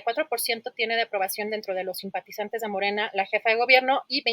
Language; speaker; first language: Spanish; native; Spanish